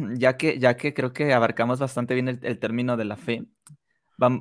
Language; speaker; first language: Spanish; native; Spanish